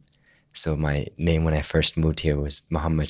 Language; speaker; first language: English; non-native, fluent; Arabic